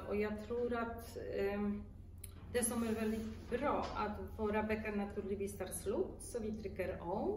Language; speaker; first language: Swedish; non-native, fluent; Polish